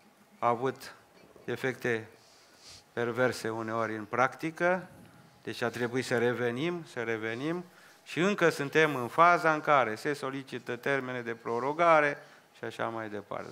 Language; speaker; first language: Romanian; native; Romanian